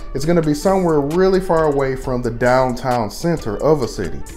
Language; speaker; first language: English; native; English